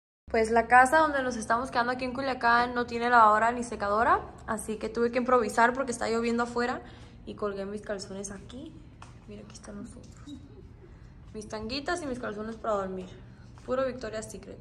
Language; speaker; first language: Spanish; early bilingual, heritage; Spanish